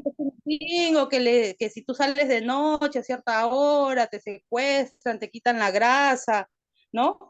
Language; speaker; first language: Spanish; native; Spanish